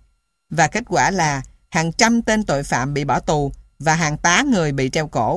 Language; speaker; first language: Vietnamese; native; Vietnamese